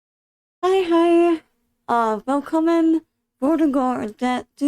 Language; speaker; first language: Norwegian; non-native, learner; English